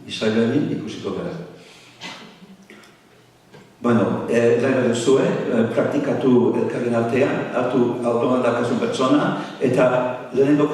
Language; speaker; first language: Basque; non-native, fluent; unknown